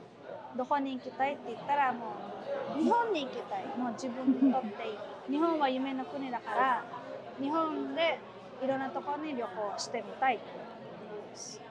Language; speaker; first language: Japanese; non-native, fluent; Filipino